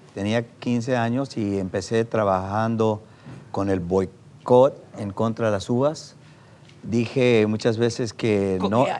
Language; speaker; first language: Spanish; non-native, fluent; English